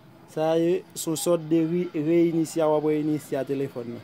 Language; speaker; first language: French; non-native, learner; Haitian Creole